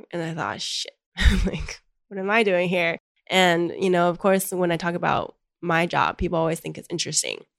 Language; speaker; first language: English; early bilingual, other home language; Chinese